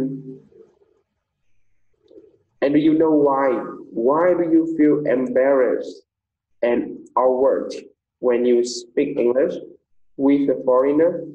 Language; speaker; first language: English; non-native, fluent; Vietnamese